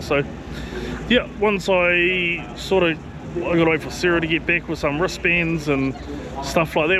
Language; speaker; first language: English; native; English